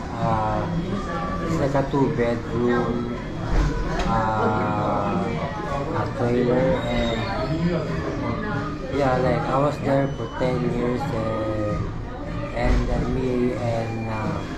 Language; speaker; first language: English; non-native, local second language; Filipino